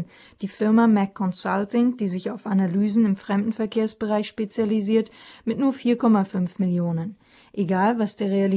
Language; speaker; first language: German; native; German